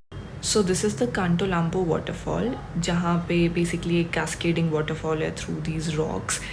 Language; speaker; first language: English; non-native, local second language; Hindi